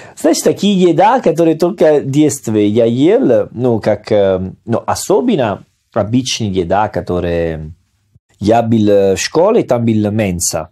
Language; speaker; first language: Russian; non-native, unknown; Italian